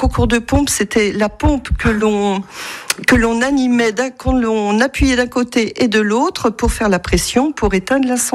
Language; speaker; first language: French; native; French